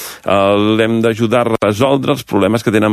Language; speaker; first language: Catalan; native; Catalan